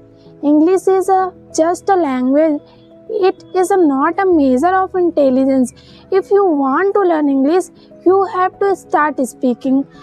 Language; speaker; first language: English; non-native, learner; Hindi